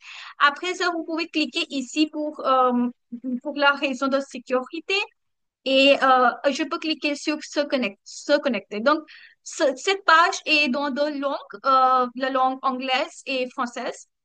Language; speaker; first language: French; non-native, learner; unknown